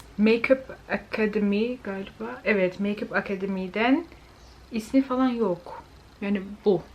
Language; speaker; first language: Turkish; early bilingual, heritage; Turkish